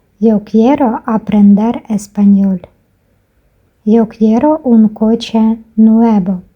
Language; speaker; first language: Spanish; non-native, fluent; Ukrainian